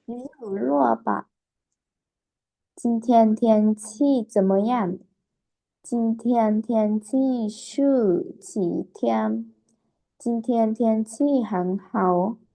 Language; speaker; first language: Chinese; non-native, learner; Lao